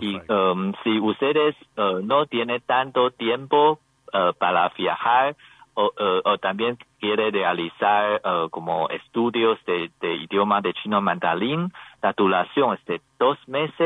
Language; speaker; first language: Spanish; non-native, learner; Chinese